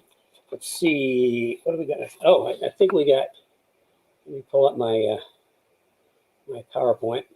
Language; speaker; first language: English; native; English